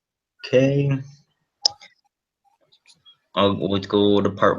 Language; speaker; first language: English; native; English